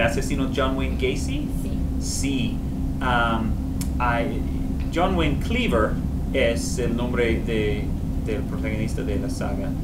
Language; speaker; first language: Spanish; non-native, fluent; English